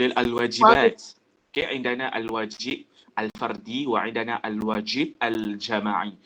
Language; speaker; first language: Arabic; non-native, fluent; Malay